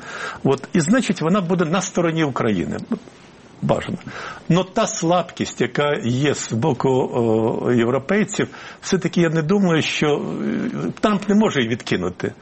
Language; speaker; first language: Ukrainian; native; Ukrainian